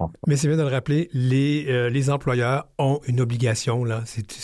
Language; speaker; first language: French; native; French